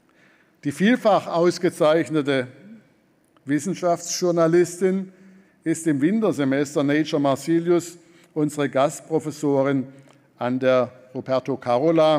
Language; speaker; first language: German; native; German